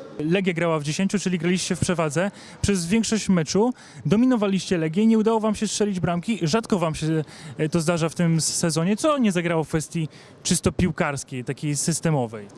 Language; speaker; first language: Polish; native; Polish